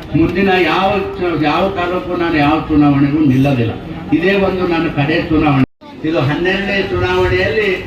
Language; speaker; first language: Kannada; native; Kannada